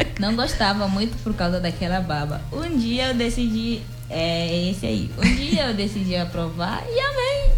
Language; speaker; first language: Portuguese; non-native, local second language; Upper Guinea Crioulo